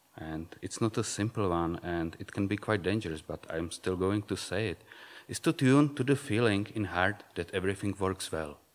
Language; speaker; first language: English; non-native, fluent; Czech